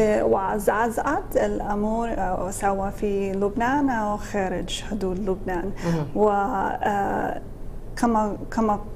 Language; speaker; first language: Arabic; non-native, fluent; English